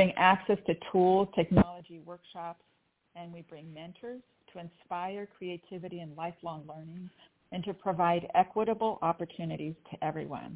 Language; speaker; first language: English; native; English